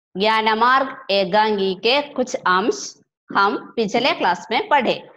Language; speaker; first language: Hindi; non-native, local second language; Malayalam